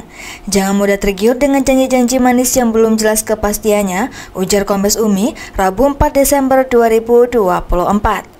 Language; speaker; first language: Indonesian; native; Indonesian